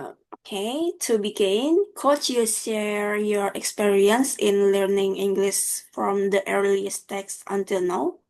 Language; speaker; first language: English; non-native, learner; Indonesian